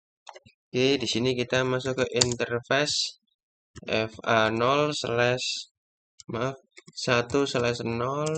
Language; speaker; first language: Indonesian; native; Indonesian